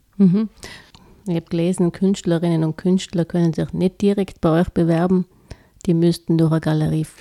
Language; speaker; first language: German; native; German